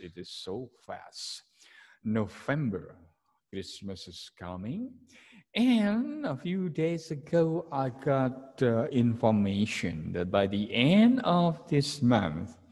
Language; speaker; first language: English; non-native, fluent; Indonesian